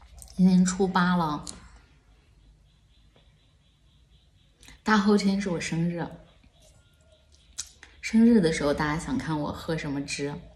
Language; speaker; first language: Chinese; native; Chinese